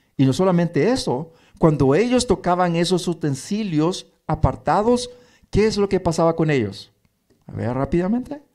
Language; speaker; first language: Spanish; early bilingual, heritage; Spanish